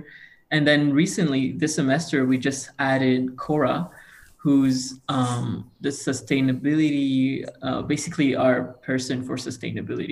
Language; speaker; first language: English; non-native, local second language; Kinyarwanda